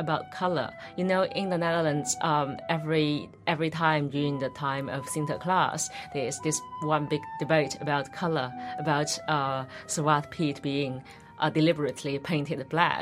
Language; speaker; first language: English; non-native, fluent; Chinese